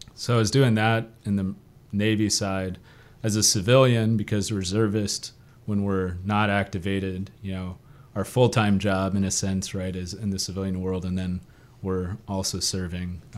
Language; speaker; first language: English; native; English